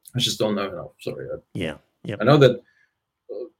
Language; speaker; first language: English; non-native, fluent; Russian